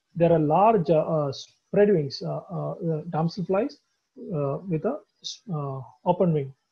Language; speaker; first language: English; non-native, local second language; Malayalam